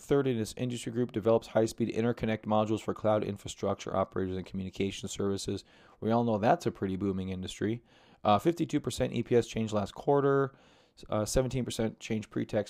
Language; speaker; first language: English; native; English